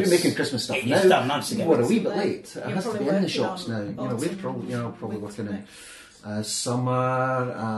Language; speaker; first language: English; native; English